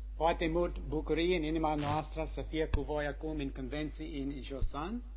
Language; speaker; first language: Romanian; non-native, learner; English